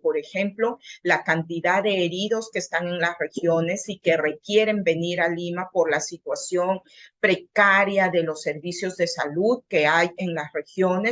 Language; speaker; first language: Spanish; native; Spanish